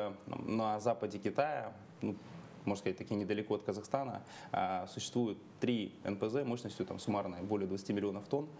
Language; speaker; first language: Russian; native; Russian